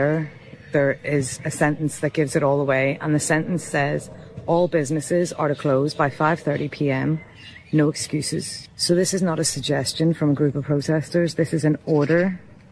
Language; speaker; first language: English; native; English